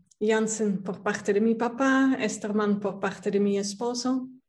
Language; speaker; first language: Spanish; non-native, fluent; Dutch